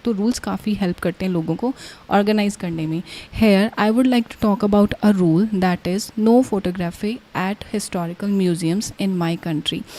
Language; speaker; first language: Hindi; non-native, local second language; Punjabi